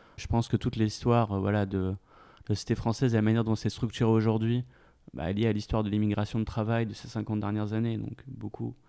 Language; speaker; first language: French; native; French